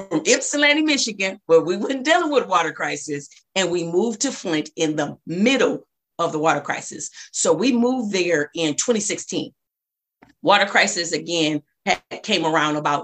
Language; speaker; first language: English; native; English